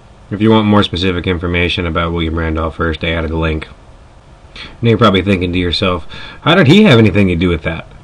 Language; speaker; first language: English; native; English